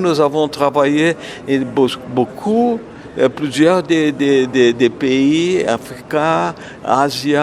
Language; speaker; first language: French; non-native, learner; Portuguese